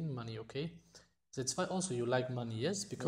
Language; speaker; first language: English; non-native, fluent; Tajik